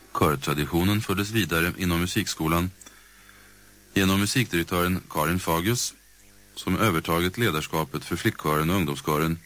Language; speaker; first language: Swedish; native; Swedish